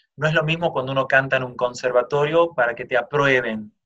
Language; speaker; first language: Spanish; native; Spanish